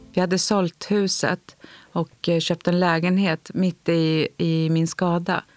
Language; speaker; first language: Swedish; native; Swedish